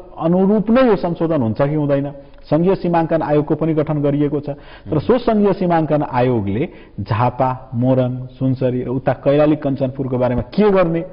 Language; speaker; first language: Nepali; non-native, local second language; Maithili